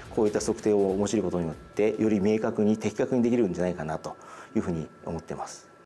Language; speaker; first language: Japanese; native; Japanese